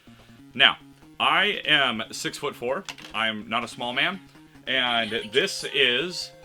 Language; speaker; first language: English; native; English